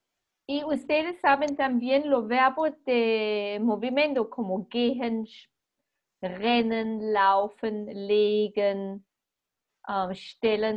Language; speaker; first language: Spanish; non-native, fluent; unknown